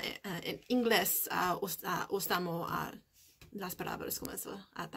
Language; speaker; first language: Spanish; non-native, learner; English